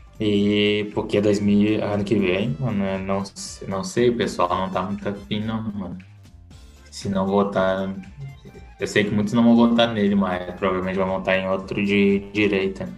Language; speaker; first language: Portuguese; native; Portuguese